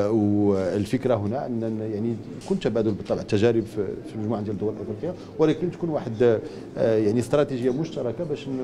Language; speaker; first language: Arabic; native; Arabic